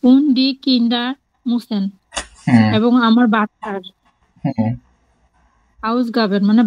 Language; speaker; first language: German; non-native, learner; Bangla